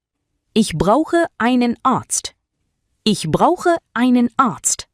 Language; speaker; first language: German; non-native, fluent; Tamil